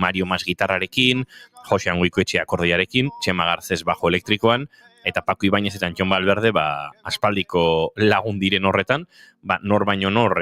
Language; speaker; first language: Basque; native; Basque